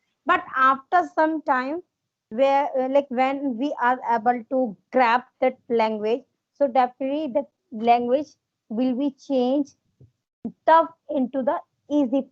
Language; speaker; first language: English; non-native, learner; Hindi